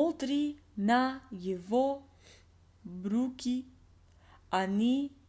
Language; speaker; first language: Russian; non-native, learner; English